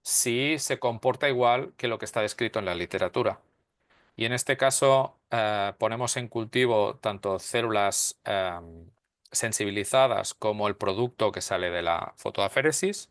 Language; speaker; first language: Spanish; native; Spanish